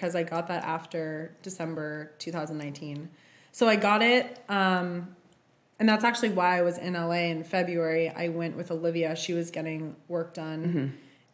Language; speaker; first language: English; native; English